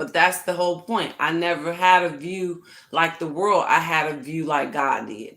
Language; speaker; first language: English; native; English